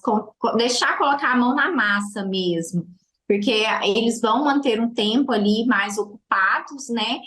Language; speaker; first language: Portuguese; native; Portuguese